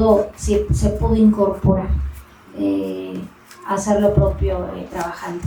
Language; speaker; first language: Spanish; native; Spanish